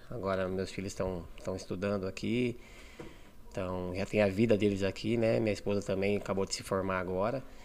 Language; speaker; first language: Portuguese; native; Portuguese